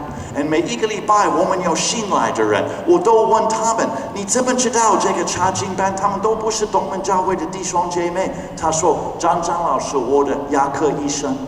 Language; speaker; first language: Chinese; non-native, fluent; English